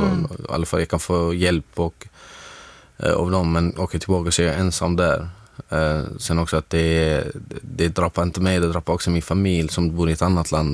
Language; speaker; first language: Swedish; non-native, fluent; Arabic